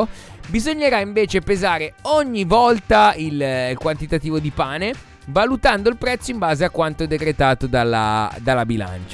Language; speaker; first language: Italian; native; Italian